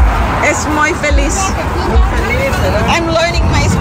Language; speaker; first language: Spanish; non-native, learner; Cebuano